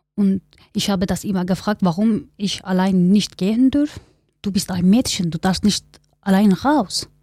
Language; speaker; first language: German; non-native, learner; Kurdish